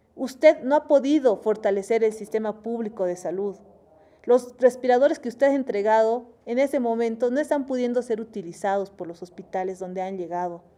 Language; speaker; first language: Spanish; native; Spanish